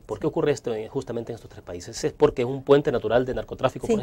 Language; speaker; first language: Spanish; native; Spanish